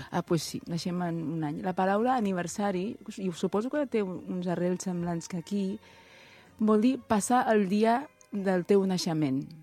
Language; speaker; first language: Catalan; early bilingual, other home language; Chinese